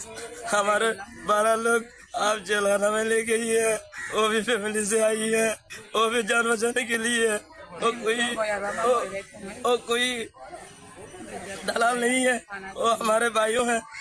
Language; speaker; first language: Hindi; non-native, learner; Rohingya